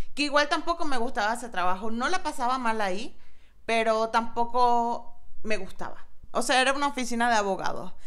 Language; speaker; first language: Spanish; native; Spanish